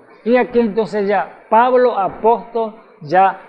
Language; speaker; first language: Spanish; native; Spanish